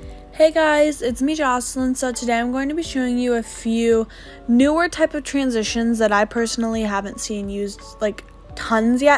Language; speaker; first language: English; native; English